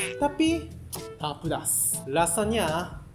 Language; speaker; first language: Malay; non-native, learner; Japanese